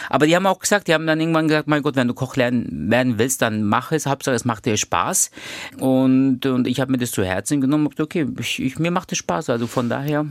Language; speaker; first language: German; early bilingual, other home language; Turkish